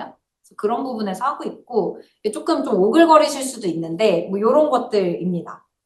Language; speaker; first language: Korean; native; Korean